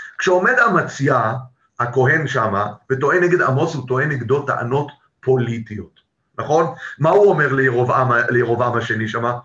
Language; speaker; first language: Hebrew; native; Hebrew